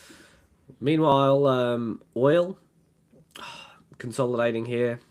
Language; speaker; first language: English; native; English